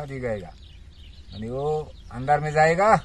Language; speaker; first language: Hindi; non-native, learner; Bangla